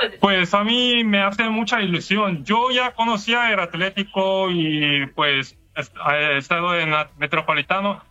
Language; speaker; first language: Spanish; non-native, fluent; Korean